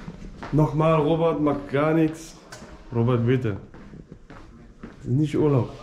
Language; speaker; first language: German; non-native, learner; Danish